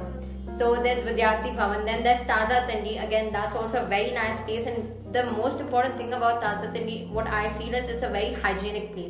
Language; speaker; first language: English; non-native, local second language; Hindi